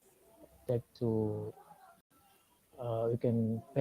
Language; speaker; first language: English; non-native, learner; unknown